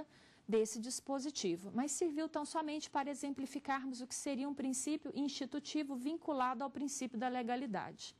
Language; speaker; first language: Portuguese; native; Portuguese